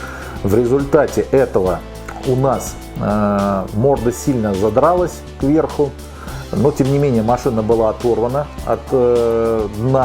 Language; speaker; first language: Russian; native; Russian